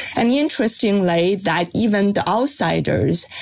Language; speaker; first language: English; non-native, fluent; Chinese